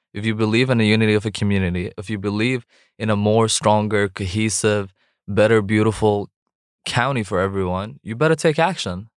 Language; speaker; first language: English; non-native, fluent; Arabic